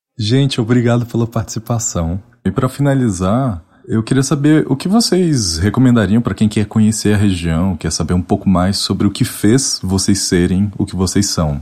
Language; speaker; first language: Portuguese; native; Portuguese